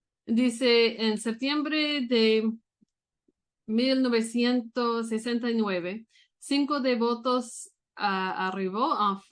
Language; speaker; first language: Spanish; non-native, learner; English